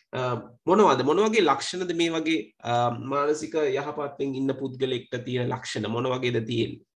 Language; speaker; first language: Sinhala; non-native, local second language; Tamil